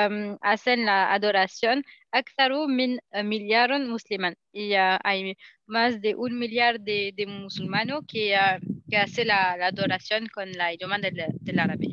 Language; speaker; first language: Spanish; non-native, learner; Arabic